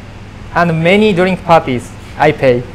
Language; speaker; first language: English; non-native, fluent; Japanese